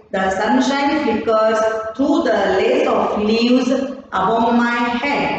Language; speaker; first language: English; non-native, local second language; Kannada